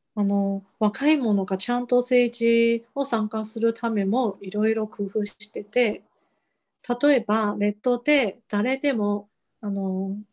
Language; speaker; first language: Japanese; non-native, fluent; Chinese